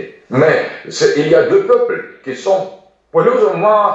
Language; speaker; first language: French; non-native, fluent; Russian